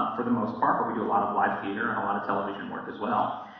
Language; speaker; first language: English; native; English